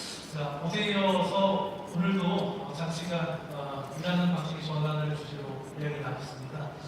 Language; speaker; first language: Korean; native; Korean